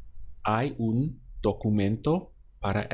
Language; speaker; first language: Spanish; non-native, fluent; English